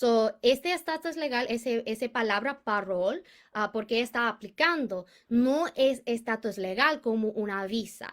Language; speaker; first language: Spanish; non-native, fluent; English